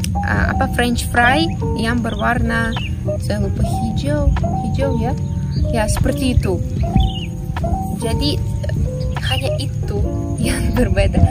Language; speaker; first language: Indonesian; non-native, fluent; Russian